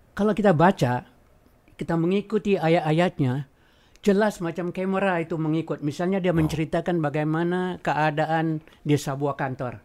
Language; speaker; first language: Malay; native; Malay